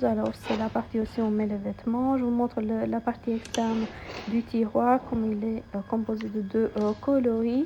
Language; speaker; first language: French; non-native, fluent; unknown